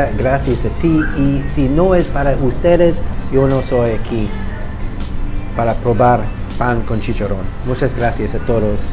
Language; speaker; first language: Spanish; non-native, learner; English